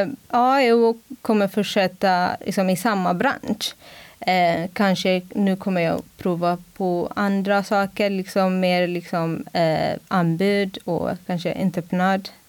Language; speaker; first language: Swedish; non-native, fluent; Amharic